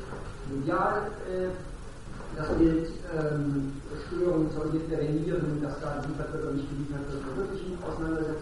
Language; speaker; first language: German; native; German